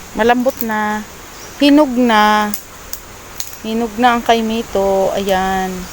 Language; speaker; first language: Filipino; native; Filipino